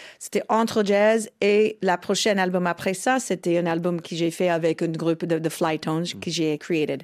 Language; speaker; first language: French; non-native, fluent; English